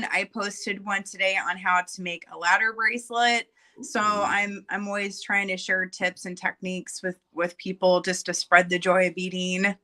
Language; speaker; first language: English; native; English